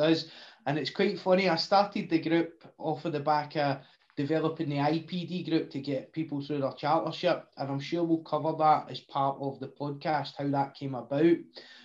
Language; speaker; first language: English; native; English